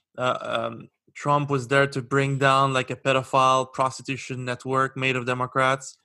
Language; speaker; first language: English; non-native, local second language; French